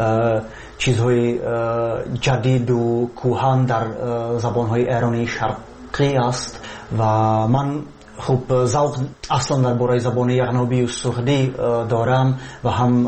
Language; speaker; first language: Persian; non-native, fluent; Czech